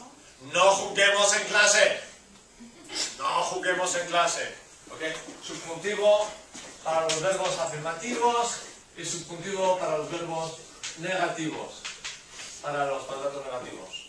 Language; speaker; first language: Spanish; non-native, fluent; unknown